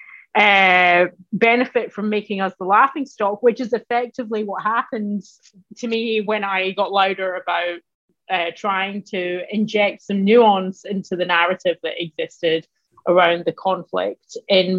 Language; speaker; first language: English; native; English